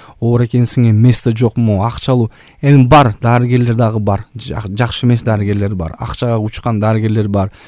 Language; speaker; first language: Kyrgyz; native; Kyrgyz